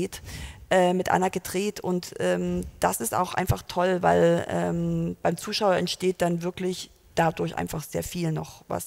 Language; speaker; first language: German; native; German